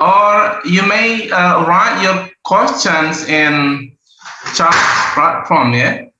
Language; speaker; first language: English; non-native, learner; Indonesian